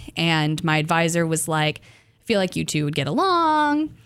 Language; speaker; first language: English; native; English